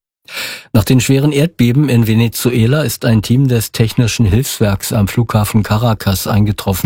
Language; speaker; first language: German; native; German